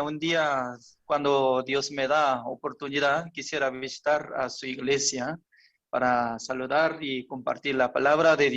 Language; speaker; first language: Spanish; non-native, fluent; Korean